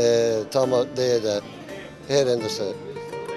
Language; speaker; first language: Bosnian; early bilingual, heritage; Bosnian